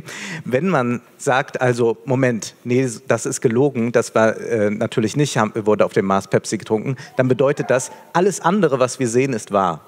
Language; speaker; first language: German; native; German